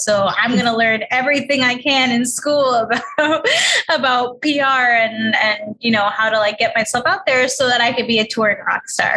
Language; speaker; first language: English; native; English